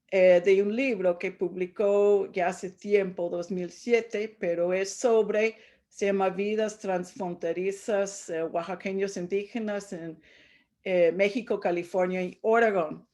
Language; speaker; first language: Spanish; non-native, fluent; English